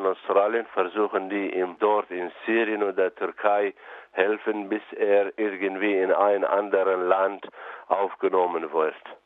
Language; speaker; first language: German; non-native, learner; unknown